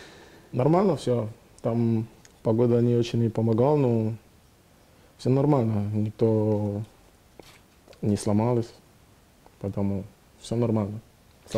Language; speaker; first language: Russian; non-native, learner; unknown